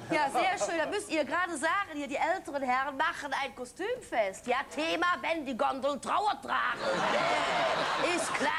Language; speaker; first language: German; native; German